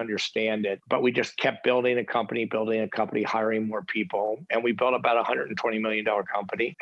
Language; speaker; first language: English; native; English